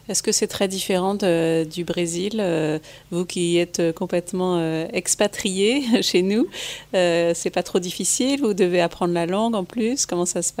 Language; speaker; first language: French; native; French